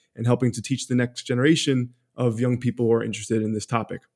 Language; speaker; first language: English; early bilingual, other home language; Spanish